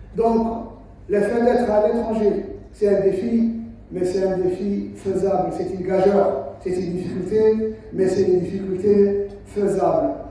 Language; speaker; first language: French; non-native, local second language; Somali